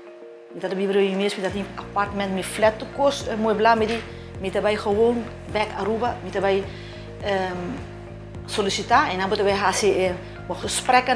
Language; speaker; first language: Dutch; non-native, local second language; Papiamento